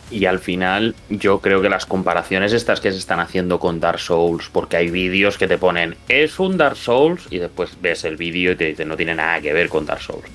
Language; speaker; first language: Spanish; native; Spanish